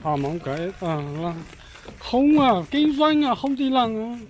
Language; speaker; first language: Vietnamese; non-native, learner; Chinese